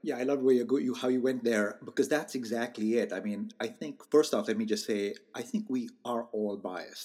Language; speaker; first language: English; non-native, local second language; Hindi